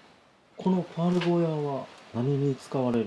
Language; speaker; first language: Japanese; native; Japanese